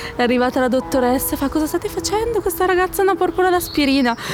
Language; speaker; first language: Italian; native; Italian